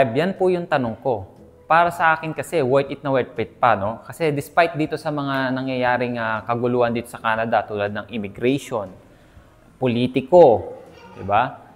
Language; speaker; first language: Filipino; native; Filipino